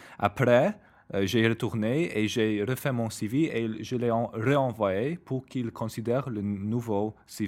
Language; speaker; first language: French; non-native, fluent; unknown